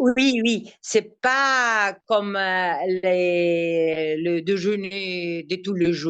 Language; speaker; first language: French; non-native, learner; Greek